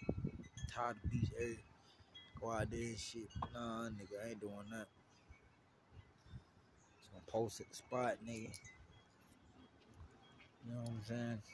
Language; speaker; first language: English; native; English